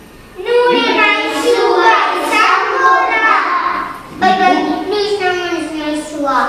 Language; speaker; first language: Basque; non-native, local second language; Spanish